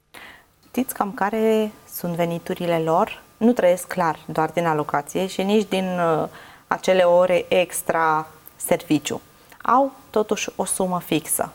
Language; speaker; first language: Romanian; native; Romanian